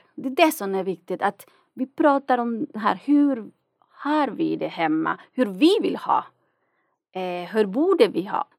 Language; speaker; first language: Swedish; non-native, fluent; Spanish